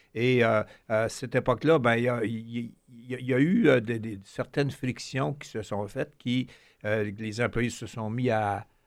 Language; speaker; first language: French; native; French